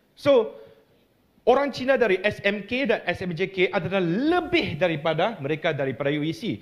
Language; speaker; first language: Malay; non-native, local second language; Chinese